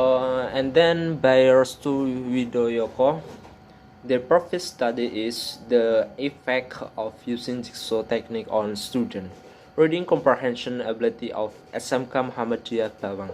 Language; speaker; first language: English; non-native, learner; Indonesian